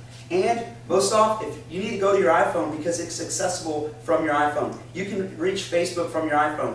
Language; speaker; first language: English; native; English